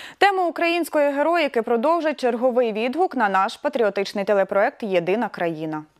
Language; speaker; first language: Ukrainian; native; Ukrainian